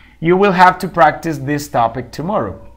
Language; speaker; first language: English; non-native, fluent; Spanish